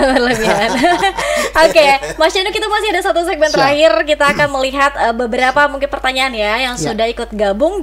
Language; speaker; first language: Indonesian; native; Indonesian